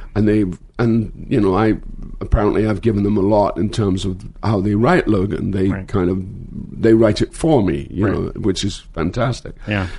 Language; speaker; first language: English; native; English